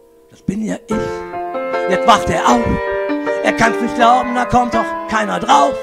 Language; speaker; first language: German; native; German